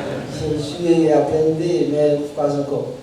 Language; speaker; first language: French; non-native, local second language; Haitian Creole